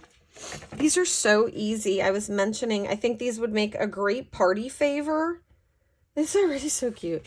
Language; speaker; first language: English; native; English